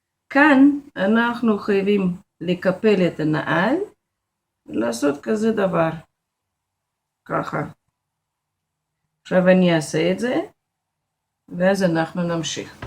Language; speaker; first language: Hebrew; non-native, fluent; Russian